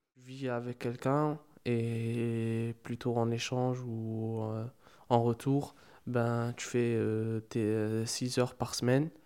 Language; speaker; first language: French; non-native, local second language; Arabic